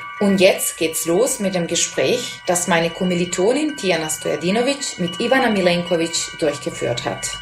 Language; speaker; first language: German; non-native, fluent; Serbian